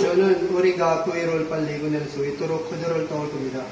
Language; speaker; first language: Korean; non-native, learner; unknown